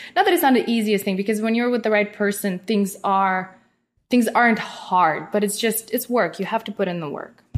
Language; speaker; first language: English; non-native, fluent; Russian